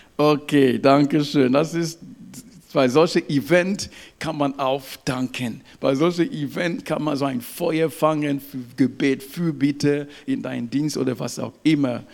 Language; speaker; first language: German; non-native, fluent; French